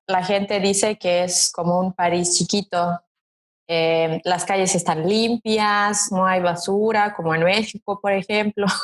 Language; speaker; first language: Spanish; non-native, fluent; Serbian